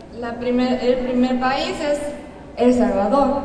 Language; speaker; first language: Spanish; non-native, learner; Korean